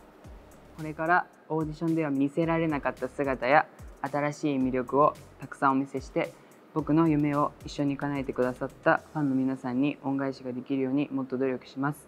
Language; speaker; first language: Japanese; native; Japanese